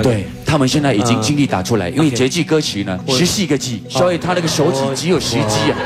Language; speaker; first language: Chinese; native; Chinese